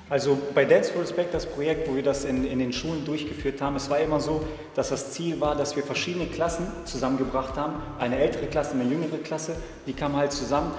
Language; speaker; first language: German; early bilingual, other home language; Serbian